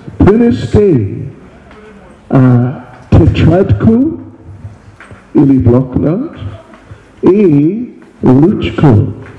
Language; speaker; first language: Russian; non-native, learner; English